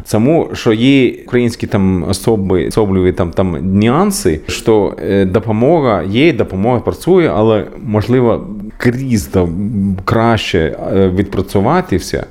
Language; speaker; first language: Ukrainian; non-native, learner; Swedish